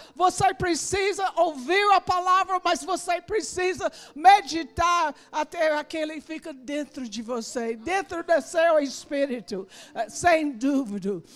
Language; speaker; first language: Portuguese; non-native, learner; English